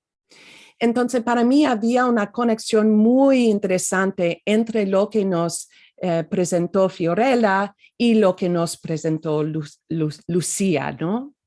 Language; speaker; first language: Spanish; non-native, fluent; English